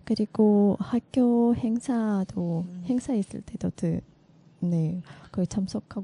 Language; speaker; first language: Korean; non-native, learner; Russian